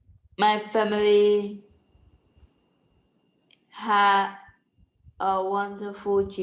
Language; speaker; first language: English; non-native, learner; Vietnamese